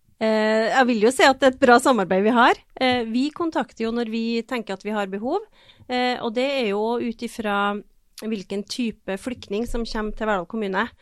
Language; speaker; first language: Norwegian; native; Norwegian